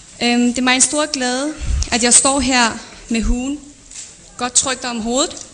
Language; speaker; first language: Danish; early bilingual, other home language; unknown